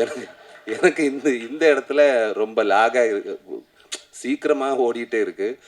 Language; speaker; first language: Tamil; non-native, learner; Malayalam